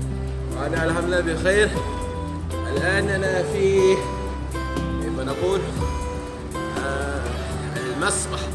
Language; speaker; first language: Arabic; non-native, learner; Malay